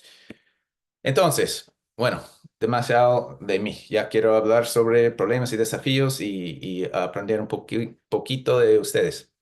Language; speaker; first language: Spanish; non-native, fluent; English